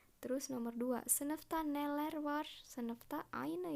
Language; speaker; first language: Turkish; non-native, fluent; Indonesian